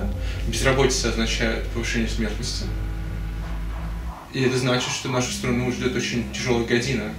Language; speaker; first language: Russian; native; Russian